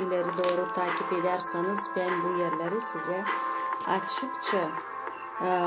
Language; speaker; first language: Turkish; non-native, fluent; Azerbaijani